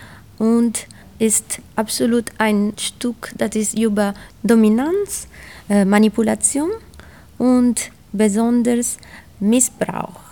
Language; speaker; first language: German; non-native, learner; Italian